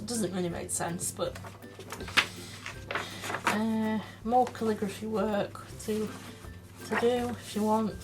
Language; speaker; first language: English; native; English